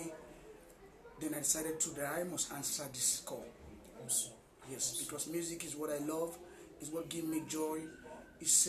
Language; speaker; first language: English; non-native, local second language; Igbo